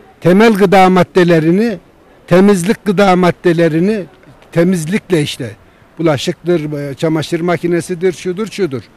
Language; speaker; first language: Turkish; native; Turkish